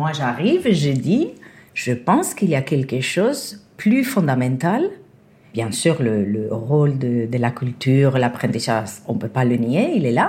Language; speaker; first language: French; non-native, fluent; Spanish